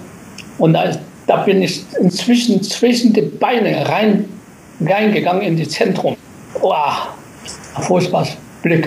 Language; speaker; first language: German; non-native, learner; Japanese